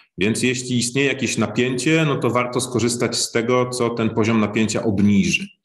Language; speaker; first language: Polish; native; Polish